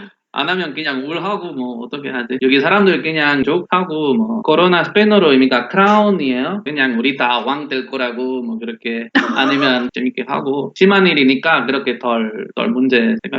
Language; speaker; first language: Korean; non-native, learner; Spanish